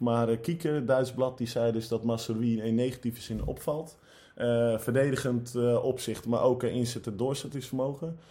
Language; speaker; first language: Dutch; native; Dutch